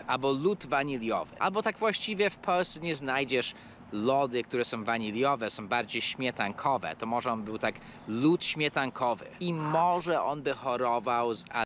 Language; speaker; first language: Polish; non-native, fluent; English